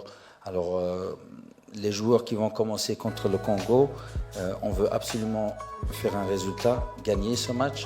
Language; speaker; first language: French; non-native, fluent; Arabic